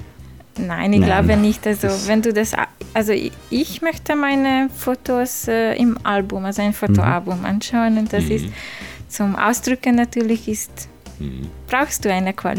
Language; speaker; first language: German; non-native, fluent; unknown